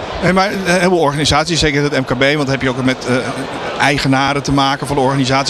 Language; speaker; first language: Dutch; native; Dutch